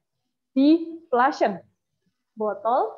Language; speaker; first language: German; non-native, fluent; Indonesian